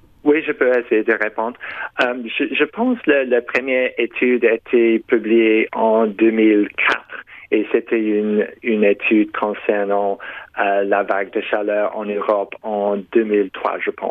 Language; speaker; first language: French; non-native, local second language; English